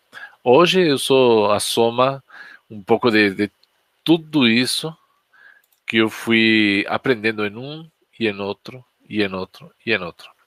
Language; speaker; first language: Portuguese; non-native, fluent; Spanish